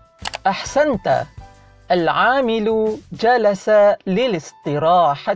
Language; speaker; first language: Arabic; non-native, fluent; Malay